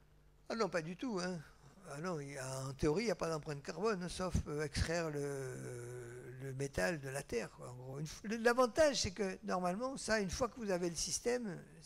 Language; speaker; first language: French; native; French